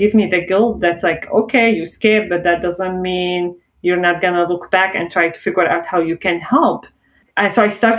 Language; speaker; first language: English; non-native, fluent; Arabic